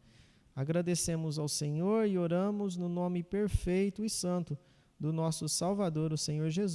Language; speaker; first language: Portuguese; native; Portuguese